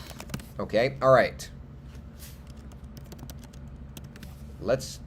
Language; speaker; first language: English; native; English